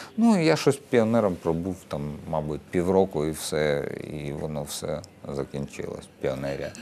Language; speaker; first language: Ukrainian; non-native, local second language; Russian